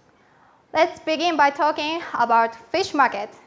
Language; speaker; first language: English; non-native, learner; Japanese